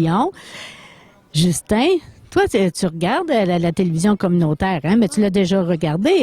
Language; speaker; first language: French; native; French